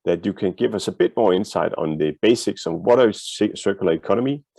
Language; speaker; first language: English; non-native, fluent; Danish